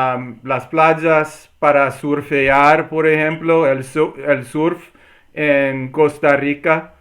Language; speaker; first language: Spanish; non-native, learner; English